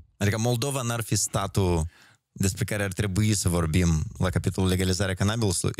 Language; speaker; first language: Romanian; native; Romanian